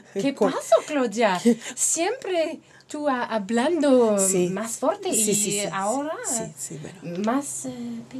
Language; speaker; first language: Spanish; non-native, learner; French